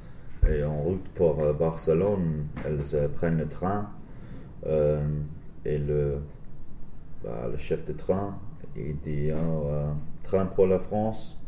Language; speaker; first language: French; non-native, learner; English